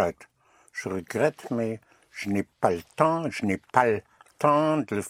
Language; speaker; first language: French; non-native, fluent; English